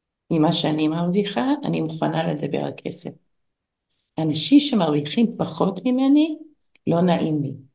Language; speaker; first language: Hebrew; non-native, fluent; English